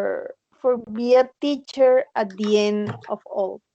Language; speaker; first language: English; non-native, learner; Spanish